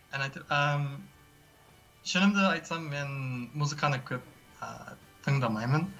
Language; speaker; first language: Kazakh; non-native, learner; English